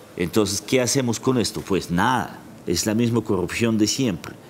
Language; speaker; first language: Spanish; non-native, fluent; Russian